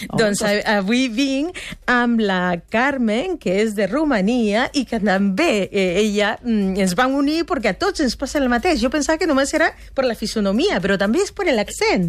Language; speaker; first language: Catalan; non-native, fluent; Spanish